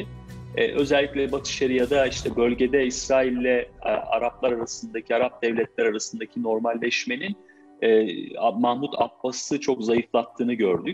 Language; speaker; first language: Turkish; native; Turkish